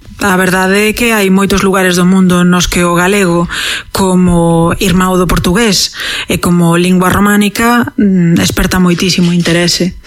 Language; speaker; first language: Galician; non-native, local second language; Spanish